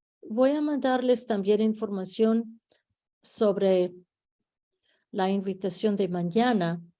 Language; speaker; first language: Spanish; early bilingual, heritage; Spanish